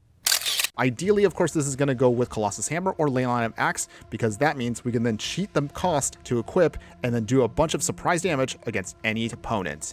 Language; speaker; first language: English; native; English